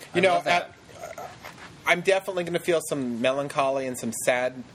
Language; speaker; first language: English; native; English